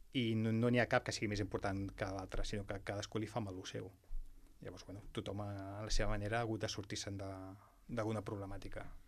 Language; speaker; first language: Catalan; non-native, local second language; Spanish